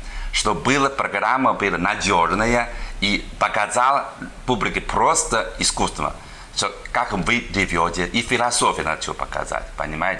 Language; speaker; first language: Russian; non-native, learner; Chinese